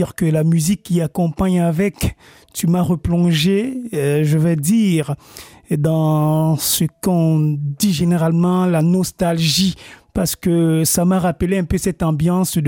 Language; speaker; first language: French; non-native, local second language; Basaa